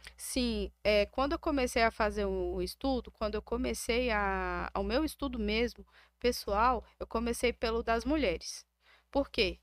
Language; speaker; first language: Portuguese; native; Portuguese